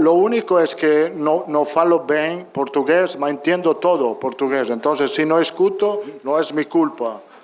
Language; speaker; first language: Spanish; non-native, fluent; Italian